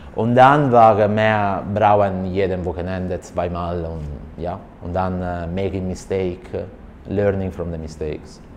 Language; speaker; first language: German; non-native, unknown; Italian